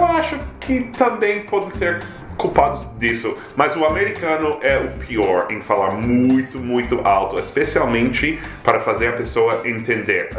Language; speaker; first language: Portuguese; non-native, fluent; English